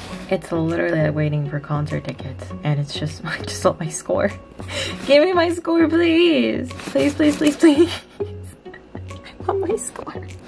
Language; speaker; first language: English; native; English